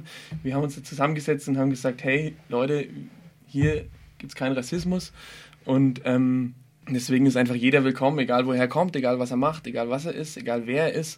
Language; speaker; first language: German; native; German